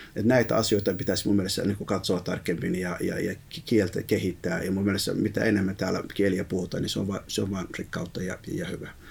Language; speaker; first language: Finnish; early bilingual, other home language; Somali